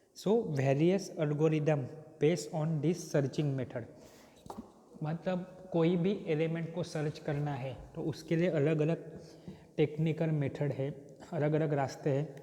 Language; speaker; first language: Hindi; non-native, local second language; Marathi